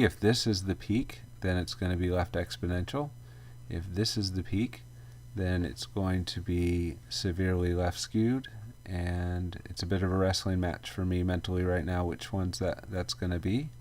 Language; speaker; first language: English; native; English